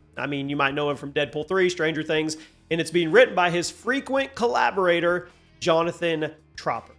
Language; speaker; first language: English; native; English